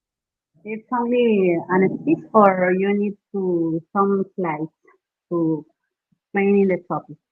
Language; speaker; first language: English; non-native, fluent; Spanish